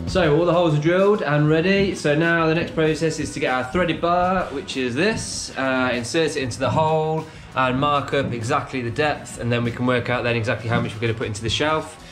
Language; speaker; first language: English; native; English